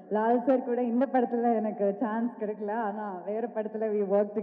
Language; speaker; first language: Tamil; non-native, local second language; Malayalam